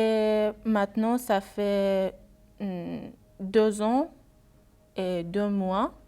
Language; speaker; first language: French; non-native, learner; Persian